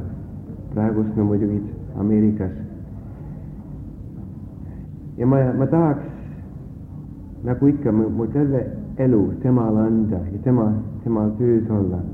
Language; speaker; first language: Estonian; early bilingual, heritage; Estonian